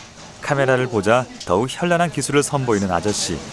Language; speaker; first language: Korean; native; Korean